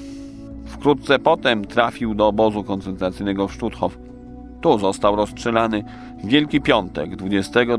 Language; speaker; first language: Polish; native; Polish